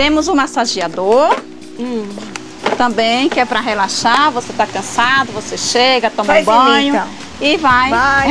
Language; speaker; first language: Portuguese; native; Portuguese